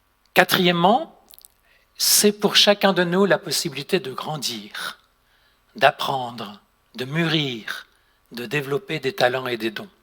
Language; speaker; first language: French; native; French